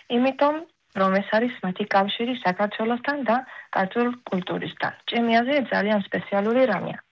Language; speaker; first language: Georgian; early bilingual, heritage; Georgian